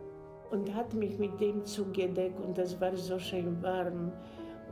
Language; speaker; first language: German; non-native, fluent; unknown